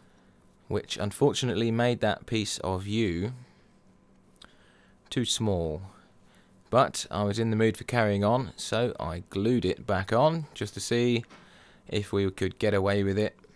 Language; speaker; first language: English; native; English